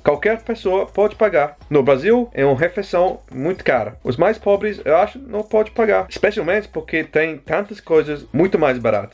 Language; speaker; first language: Portuguese; non-native, fluent; English